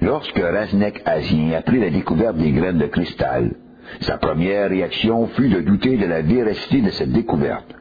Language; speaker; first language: French; native; French